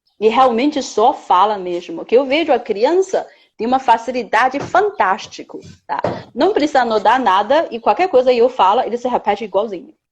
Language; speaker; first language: Portuguese; non-native, fluent; Chinese